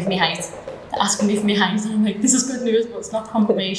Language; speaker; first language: English; native; English